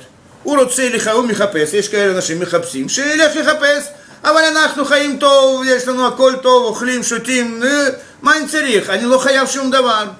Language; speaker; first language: Hebrew; non-native, fluent; Russian